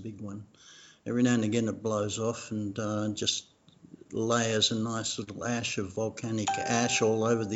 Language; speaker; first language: English; non-native, fluent; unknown